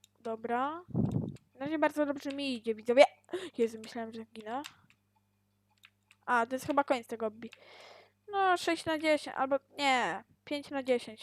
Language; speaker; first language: Polish; native; Polish